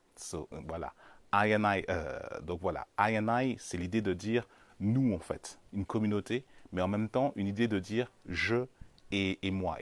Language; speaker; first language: French; native; French